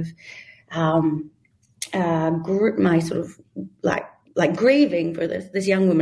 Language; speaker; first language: English; native; English